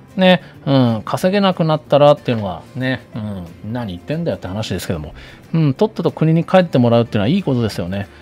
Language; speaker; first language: Japanese; native; Japanese